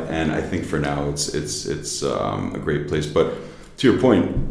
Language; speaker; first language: English; native; English